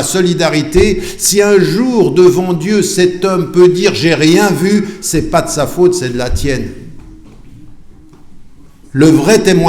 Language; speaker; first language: French; native; French